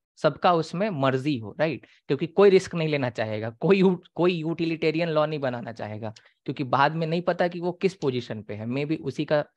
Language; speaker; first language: Hindi; native; Hindi